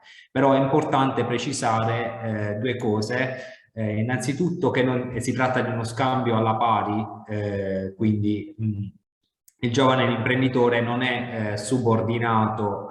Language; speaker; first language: Italian; native; Italian